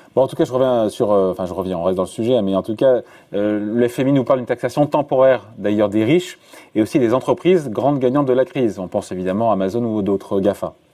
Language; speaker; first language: French; native; French